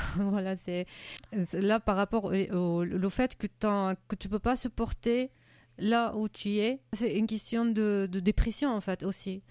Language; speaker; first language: French; non-native, fluent; Arabic